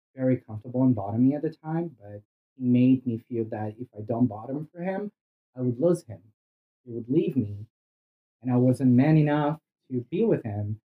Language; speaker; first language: English; non-native, fluent; Portuguese